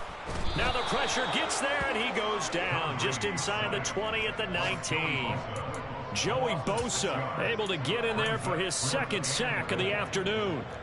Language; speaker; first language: English; native; English